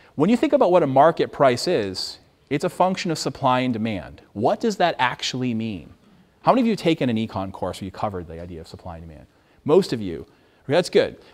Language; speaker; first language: English; native; English